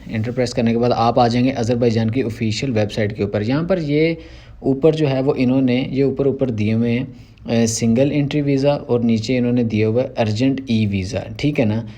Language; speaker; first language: Urdu; non-native, local second language; Punjabi